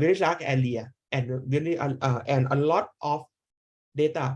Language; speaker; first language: English; non-native, learner; Thai